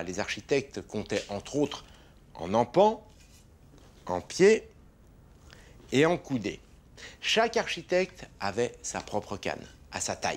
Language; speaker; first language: French; native; French